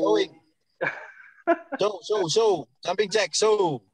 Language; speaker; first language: English; non-native, learner; Indonesian